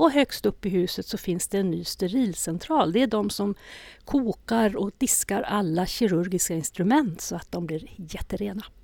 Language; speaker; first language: Swedish; native; Swedish